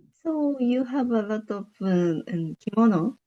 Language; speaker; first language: English; non-native, learner; Japanese